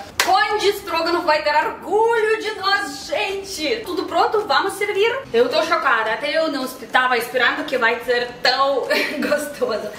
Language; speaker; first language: Portuguese; non-native, fluent; Russian